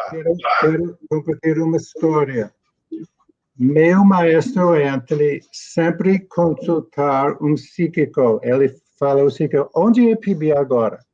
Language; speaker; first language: Portuguese; non-native, learner; English